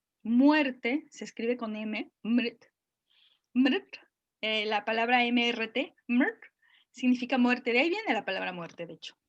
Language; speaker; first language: Spanish; native; Spanish